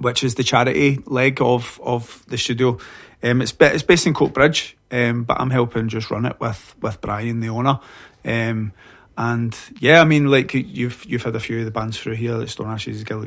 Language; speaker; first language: English; native; English